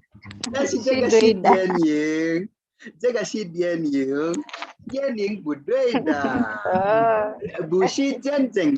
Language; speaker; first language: Chinese; non-native, fluent; Swahili